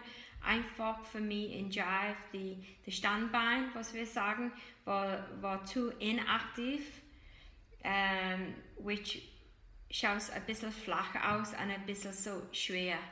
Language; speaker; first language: German; non-native, fluent; English